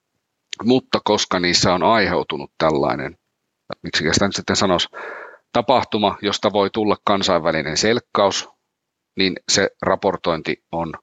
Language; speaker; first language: Finnish; native; Finnish